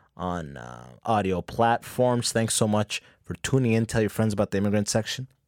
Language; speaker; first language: English; early bilingual, other home language; Arabic